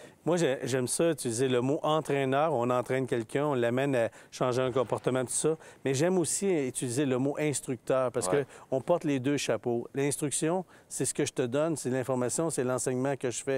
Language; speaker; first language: French; native; French